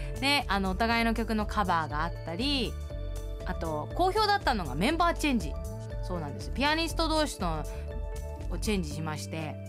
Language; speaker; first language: Japanese; early bilingual, heritage; Japanese